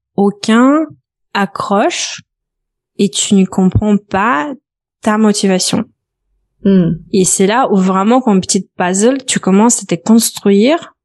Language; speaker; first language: French; non-native, fluent; Russian